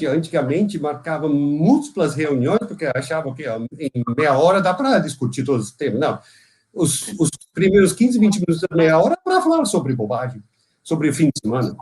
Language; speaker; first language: Portuguese; non-native, fluent; Dutch